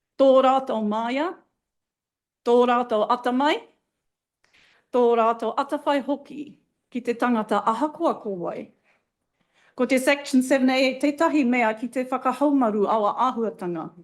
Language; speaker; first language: Māori; non-native, local second language; English